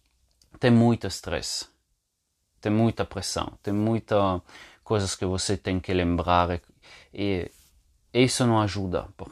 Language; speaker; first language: Portuguese; non-native, fluent; Italian